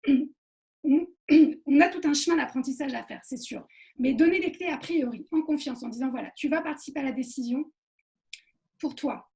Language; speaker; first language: French; native; French